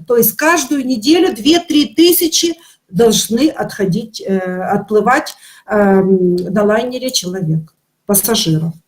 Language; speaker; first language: Russian; native; Russian